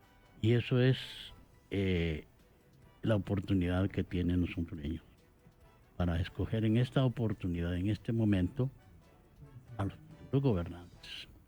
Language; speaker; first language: Spanish; native; Spanish